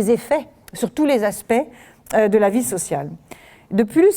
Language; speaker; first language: French; native; French